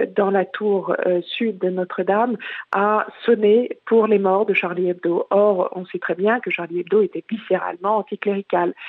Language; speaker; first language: French; native; French